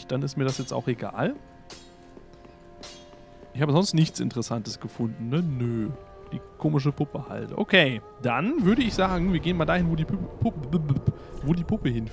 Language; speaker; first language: German; native; German